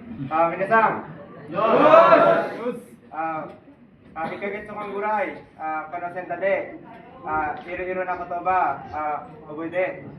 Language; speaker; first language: Japanese; non-native, learner; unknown